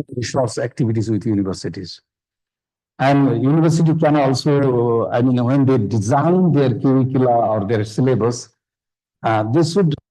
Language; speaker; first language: English; non-native, local second language; Nepali